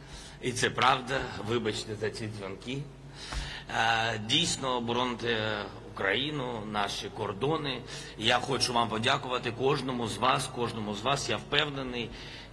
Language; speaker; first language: Ukrainian; non-native, local second language; Russian